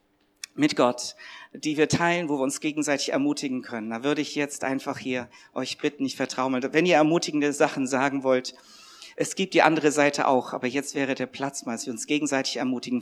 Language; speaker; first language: German; native; German